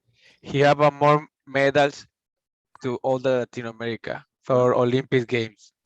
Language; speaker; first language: English; non-native, learner; Spanish